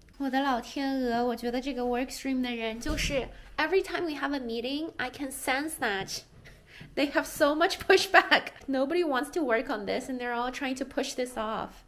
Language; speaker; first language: English; non-native, fluent; Chinese